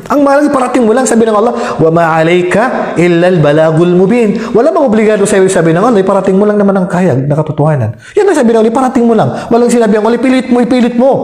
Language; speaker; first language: Filipino; non-native, local second language; Maranao